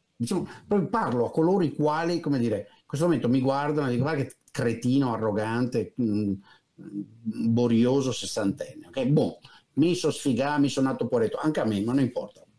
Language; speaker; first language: Italian; native; Italian